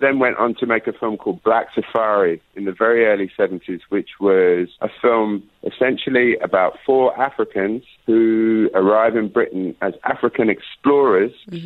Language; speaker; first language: English; native; English